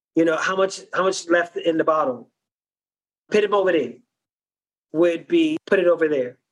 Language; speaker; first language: English; early bilingual, other home language; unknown